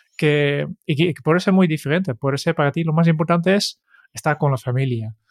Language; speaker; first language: Spanish; non-native, fluent; Dutch